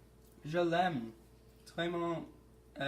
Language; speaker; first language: French; non-native, learner; English